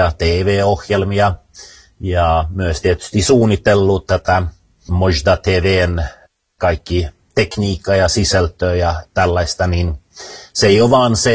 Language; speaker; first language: Finnish; early bilingual, heritage; Finnish